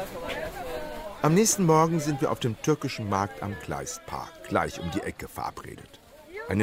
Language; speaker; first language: German; native; German